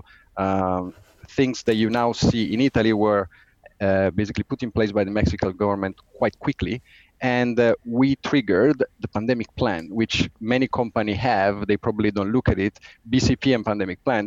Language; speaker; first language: English; non-native, fluent; Italian